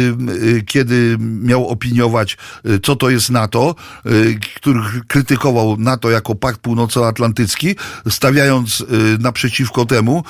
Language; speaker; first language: Polish; native; Polish